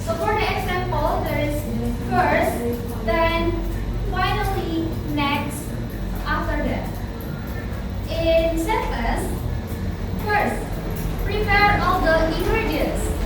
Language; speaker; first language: English; non-native, learner; Indonesian